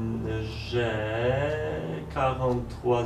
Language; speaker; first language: French; non-native, learner; Polish